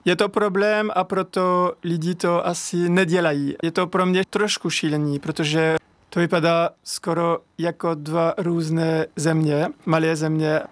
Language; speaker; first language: Czech; non-native, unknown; French